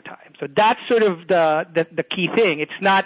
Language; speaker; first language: English; non-native, local second language; Filipino